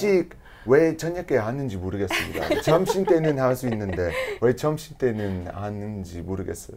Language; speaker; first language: Korean; non-native, learner; English